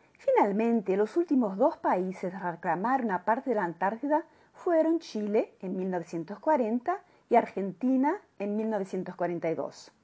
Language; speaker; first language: Spanish; non-native, fluent; Portuguese